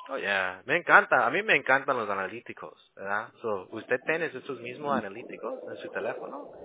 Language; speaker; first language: Spanish; early bilingual, heritage; Spanish